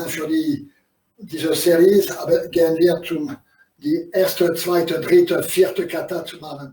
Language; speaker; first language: German; non-native, learner; French